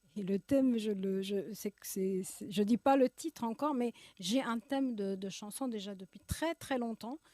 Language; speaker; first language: French; early bilingual, other home language; Arabic